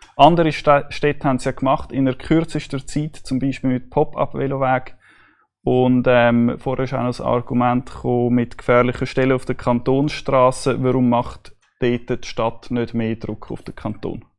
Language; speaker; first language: German; native; German